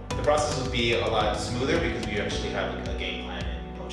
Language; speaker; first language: English; native; English